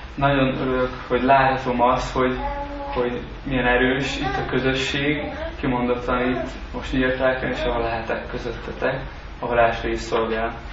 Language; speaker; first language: Hungarian; native; Hungarian